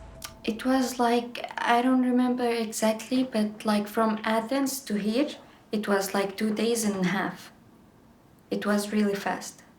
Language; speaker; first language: English; non-native, fluent; Arabic